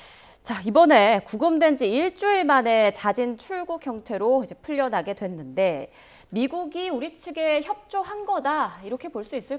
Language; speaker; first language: Korean; native; Korean